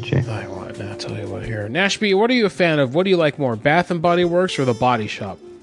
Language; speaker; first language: English; early bilingual, other home language; Spanish